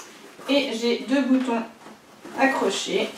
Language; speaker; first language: French; native; French